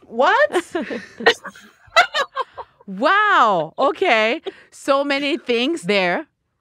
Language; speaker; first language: English; non-native, learner; Japanese